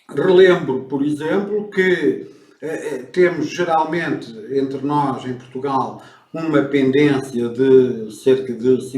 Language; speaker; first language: Portuguese; native; Portuguese